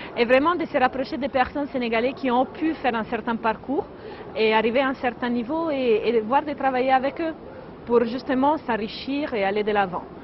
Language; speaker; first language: French; non-native, fluent; Italian